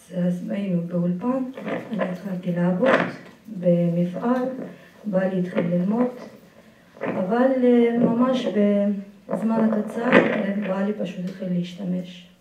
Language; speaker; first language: Hebrew; non-native, fluent; Russian